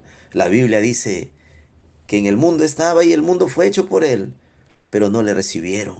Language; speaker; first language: Spanish; native; Spanish